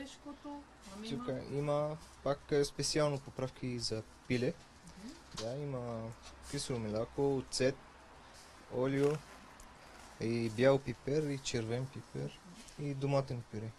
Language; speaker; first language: Bulgarian; non-native, learner; Arabic